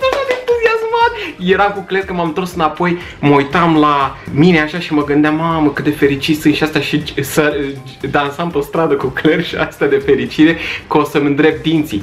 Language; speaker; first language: Romanian; native; Romanian